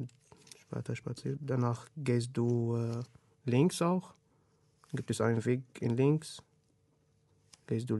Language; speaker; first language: German; non-native, learner; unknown